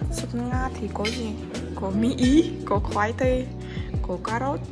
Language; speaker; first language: Vietnamese; non-native, fluent; Russian